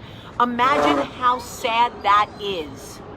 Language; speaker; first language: English; native; English